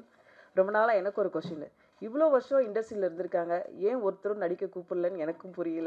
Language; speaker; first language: Tamil; native; Tamil